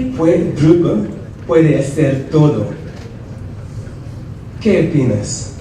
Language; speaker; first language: Spanish; non-native, fluent; English